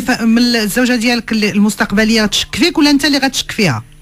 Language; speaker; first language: Arabic; native; Arabic